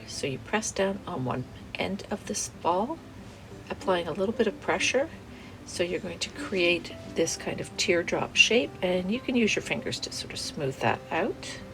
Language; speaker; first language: English; native; English